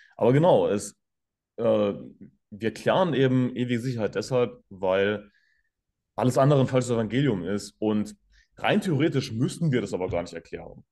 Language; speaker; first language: German; native; German